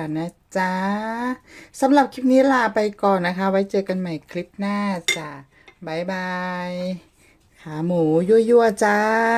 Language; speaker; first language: Thai; native; Thai